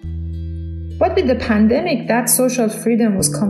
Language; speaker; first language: English; non-native, fluent; Persian